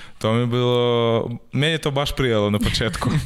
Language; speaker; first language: Serbian; non-native, learner; Russian